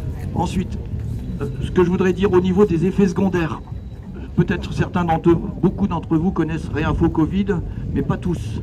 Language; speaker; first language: French; native; French